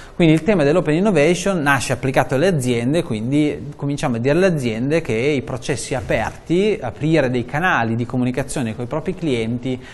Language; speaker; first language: Italian; native; Italian